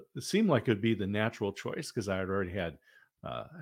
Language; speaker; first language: English; native; English